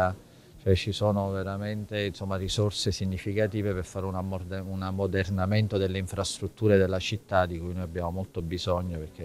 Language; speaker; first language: Italian; native; Italian